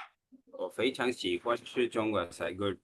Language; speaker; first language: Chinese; non-native, fluent; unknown